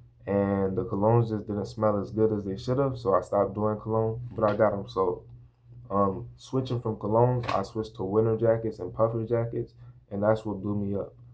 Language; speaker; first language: English; native; English